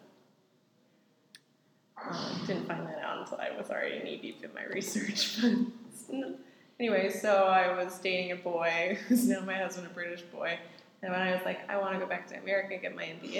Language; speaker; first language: English; native; English